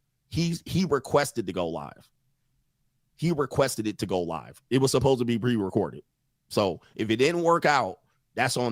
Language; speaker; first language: English; native; English